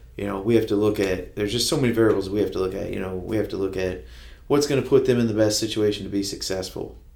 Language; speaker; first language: English; native; English